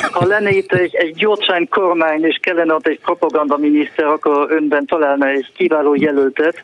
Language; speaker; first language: Hungarian; early bilingual, heritage; German